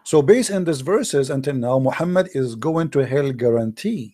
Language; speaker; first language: English; non-native, fluent; Arabic